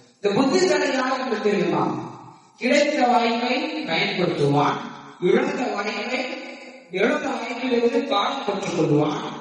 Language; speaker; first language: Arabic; non-native, learner; Tamil